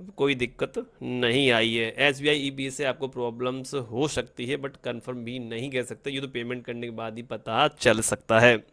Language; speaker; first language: Hindi; native; Hindi